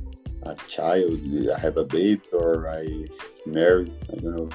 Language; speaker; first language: English; non-native, learner; Portuguese